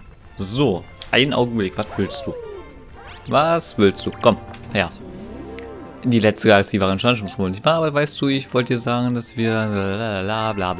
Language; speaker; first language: German; native; German